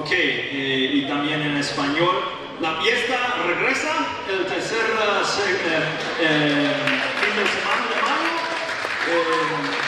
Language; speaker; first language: Spanish; non-native, learner; English